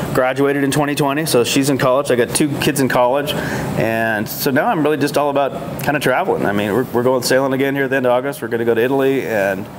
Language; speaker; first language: English; native; English